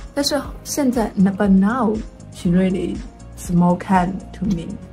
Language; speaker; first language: English; non-native, learner; Chinese